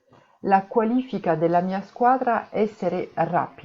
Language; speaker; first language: Italian; non-native, fluent; French